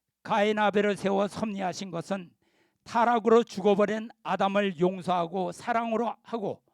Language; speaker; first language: Korean; native; Korean